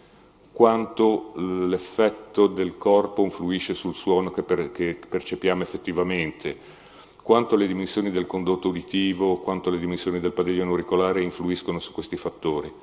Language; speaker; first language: Italian; native; Italian